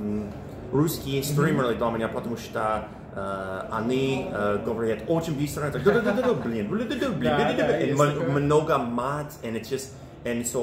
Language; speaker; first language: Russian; non-native, learner; English